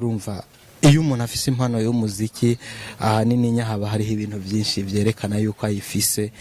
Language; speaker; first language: Rundi; early bilingual, heritage; Rundi